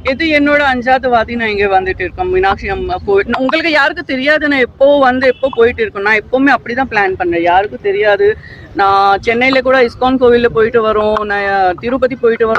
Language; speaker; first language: Tamil; non-native, fluent; Gujarati